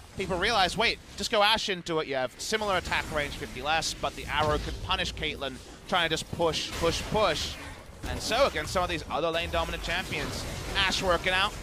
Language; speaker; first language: English; native; English